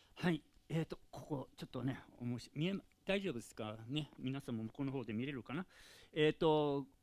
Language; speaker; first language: Japanese; non-native, fluent; English